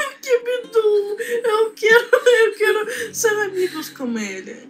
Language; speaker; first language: Portuguese; non-native, learner; Russian